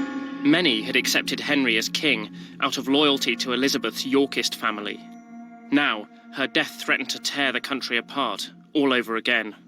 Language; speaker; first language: English; native; English